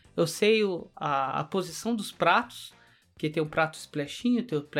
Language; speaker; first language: Portuguese; native; Portuguese